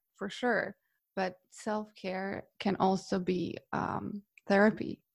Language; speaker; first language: English; non-native, fluent; Croatian